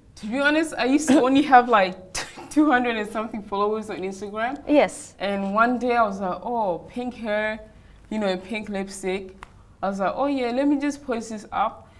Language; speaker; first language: English; native; English